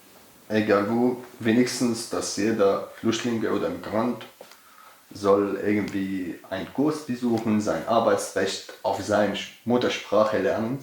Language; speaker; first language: German; non-native, learner; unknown